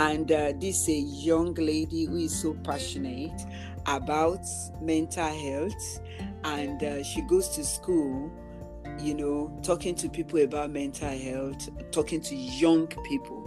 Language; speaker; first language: English; non-native, local second language; Yoruba